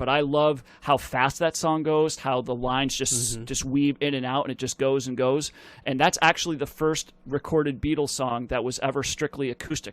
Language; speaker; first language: English; native; English